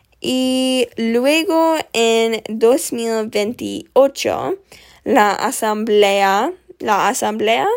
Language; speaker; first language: Spanish; non-native, learner; English